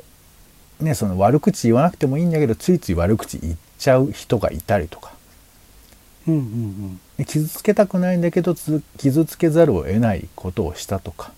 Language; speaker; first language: Japanese; native; Japanese